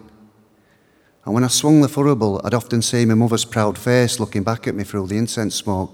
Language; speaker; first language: English; native; English